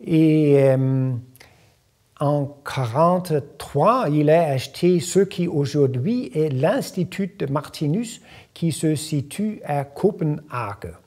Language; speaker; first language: French; non-native, fluent; Danish